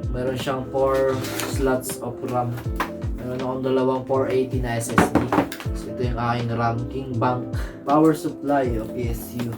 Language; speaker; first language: Filipino; native; Filipino